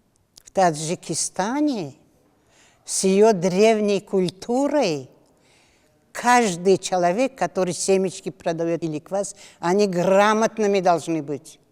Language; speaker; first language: Russian; non-native, local second language; Tajik